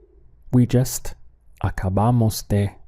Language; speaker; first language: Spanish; non-native, fluent; English